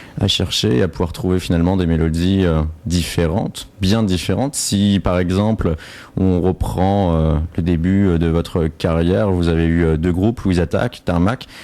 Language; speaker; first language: French; native; French